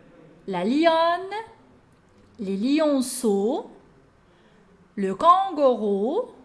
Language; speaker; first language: French; non-native, local second language; Arabic